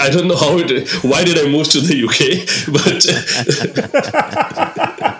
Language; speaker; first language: English; non-native, local second language; Konkani